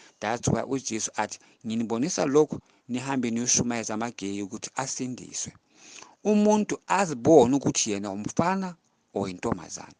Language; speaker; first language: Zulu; non-native, local second language; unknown